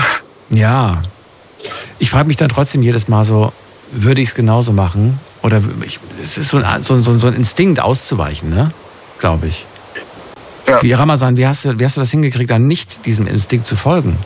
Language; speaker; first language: German; native; German